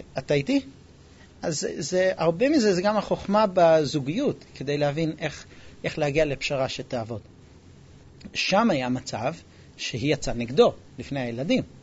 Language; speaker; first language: Hebrew; non-native, fluent; English